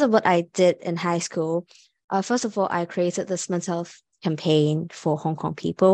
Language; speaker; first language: English; non-native, local second language; Cantonese